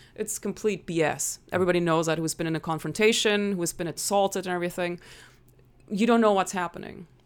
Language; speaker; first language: English; non-native, fluent; German